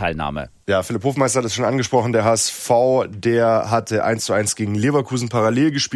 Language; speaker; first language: German; native; German